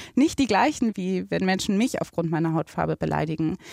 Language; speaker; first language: German; native; German